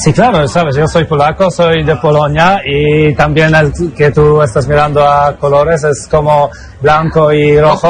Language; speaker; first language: Spanish; non-native, learner; Polish